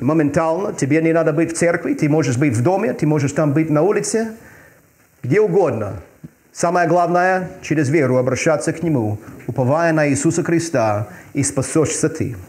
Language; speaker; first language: Russian; non-native, fluent; English